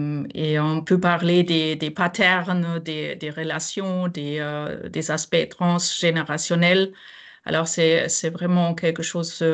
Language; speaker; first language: French; non-native, fluent; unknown